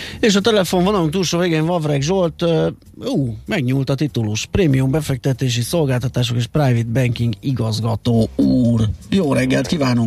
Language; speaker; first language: Hungarian; native; Hungarian